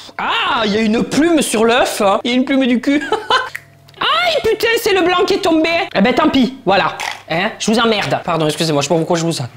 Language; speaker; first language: French; native; French